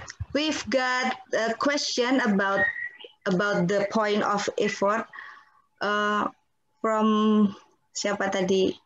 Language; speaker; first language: English; non-native, fluent; Indonesian